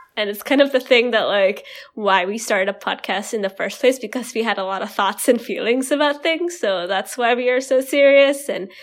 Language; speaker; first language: English; non-native, fluent; Indonesian